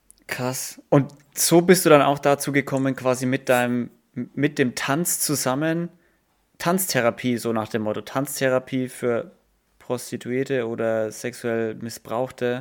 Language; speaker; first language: German; native; German